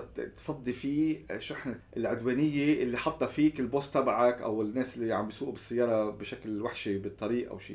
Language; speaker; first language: Arabic; native; Arabic